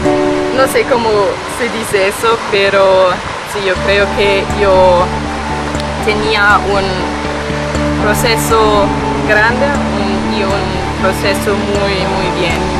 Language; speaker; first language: Spanish; non-native, learner; German